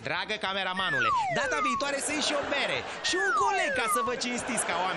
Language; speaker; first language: Romanian; native; Romanian